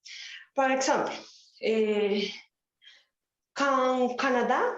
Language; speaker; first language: French; non-native, learner; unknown